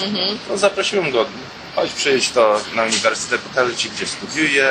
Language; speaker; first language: Polish; early bilingual, heritage; Polish